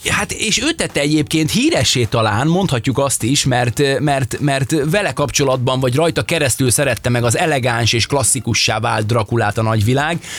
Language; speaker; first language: Hungarian; native; Hungarian